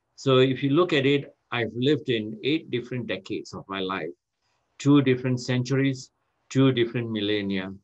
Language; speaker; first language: English; non-native, local second language; Tamil